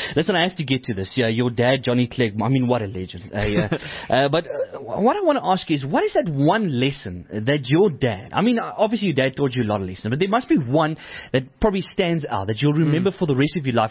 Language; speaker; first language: English; non-native, local second language; Afrikaans